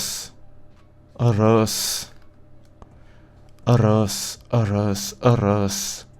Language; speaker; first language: Kazakh; non-native, learner; Tatar